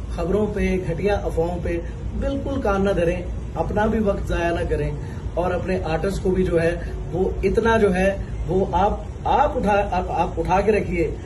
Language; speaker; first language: Urdu; non-native, local second language; Punjabi